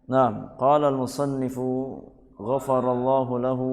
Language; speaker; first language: Arabic; non-native, fluent; Indonesian